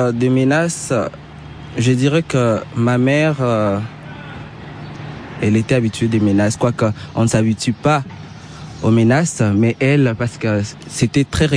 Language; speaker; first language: French; non-native, local second language; Swahili